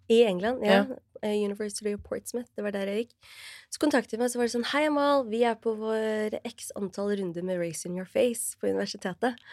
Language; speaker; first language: Norwegian; early bilingual, other home language; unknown